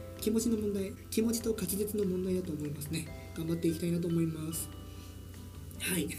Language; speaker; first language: Japanese; native; Japanese